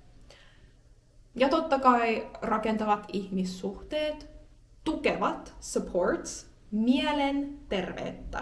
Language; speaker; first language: Finnish; native; Finnish